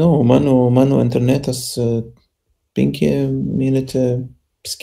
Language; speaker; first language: Lithuanian; non-native, learner; Arabic